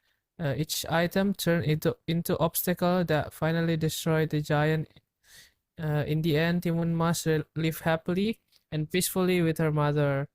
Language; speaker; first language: English; non-native, learner; Indonesian